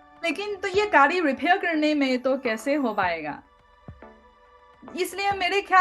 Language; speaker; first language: Hindi; non-native, learner; Chinese